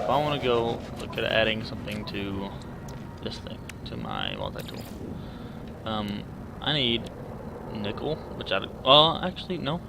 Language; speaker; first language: English; native; English